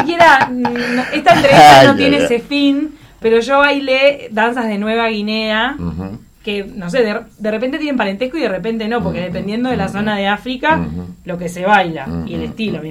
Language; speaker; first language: Spanish; native; Spanish